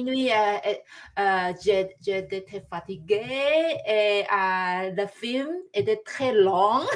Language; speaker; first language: French; non-native, learner; Chinese